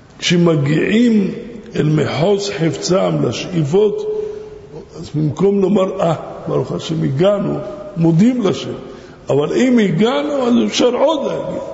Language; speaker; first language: Hebrew; non-native, fluent; Arabic